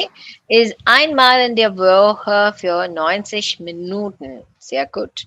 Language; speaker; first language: German; non-native, learner; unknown